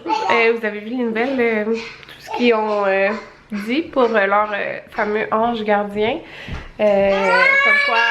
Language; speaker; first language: French; native; French